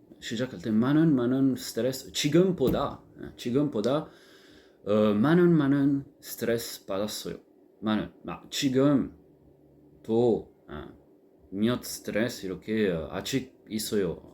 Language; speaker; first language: Korean; non-native, learner; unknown